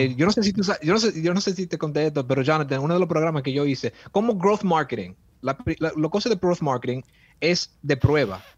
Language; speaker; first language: Spanish; early bilingual, heritage; Spanish